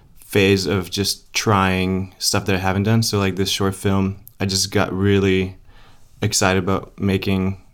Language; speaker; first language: English; early bilingual, other home language; Polish